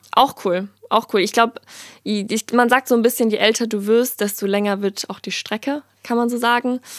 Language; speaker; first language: German; native; German